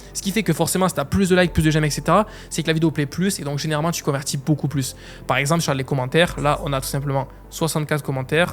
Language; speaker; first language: French; native; French